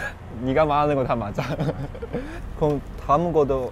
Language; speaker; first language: Korean; non-native, learner; Chinese